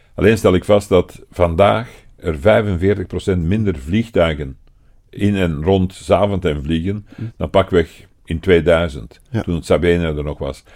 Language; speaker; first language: Dutch; native; Dutch